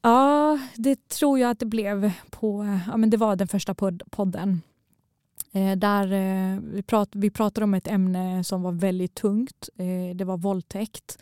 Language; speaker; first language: Swedish; early bilingual, other home language; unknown